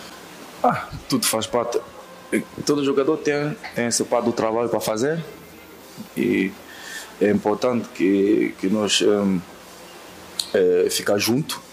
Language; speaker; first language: Portuguese; non-native, fluent; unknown